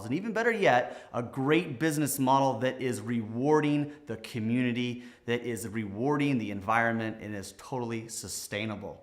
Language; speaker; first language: English; native; English